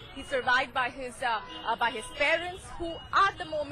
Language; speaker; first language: English; non-native, local second language; Hindi